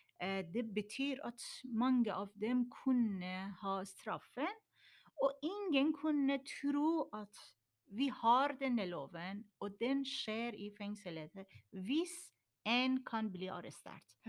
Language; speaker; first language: Norwegian; non-native, learner; Persian